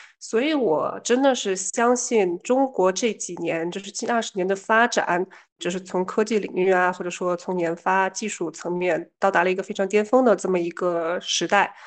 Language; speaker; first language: Chinese; early bilingual, heritage; Chinese